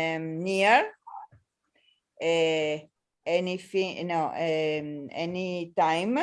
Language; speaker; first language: English; non-native, learner; Italian